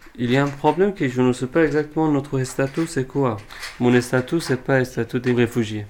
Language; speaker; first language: French; non-native, fluent; Persian